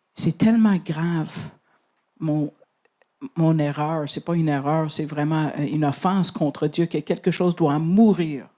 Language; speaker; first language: French; non-native, fluent; English